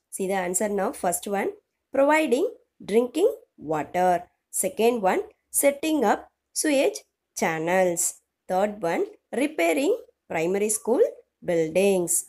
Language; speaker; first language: English; non-native, local second language; Tamil